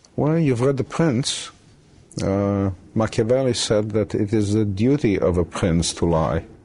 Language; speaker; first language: English; early bilingual, other home language; Romanian